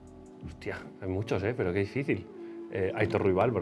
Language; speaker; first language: Spanish; native; Spanish